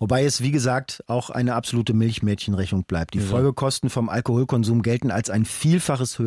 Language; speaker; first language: German; native; German